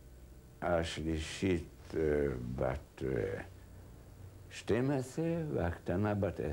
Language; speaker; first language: Hebrew; non-native, fluent; Hungarian